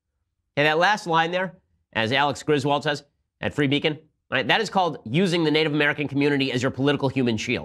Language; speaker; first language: English; native; English